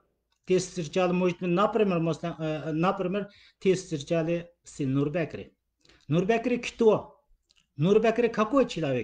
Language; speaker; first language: Russian; non-native, learner; Uyghur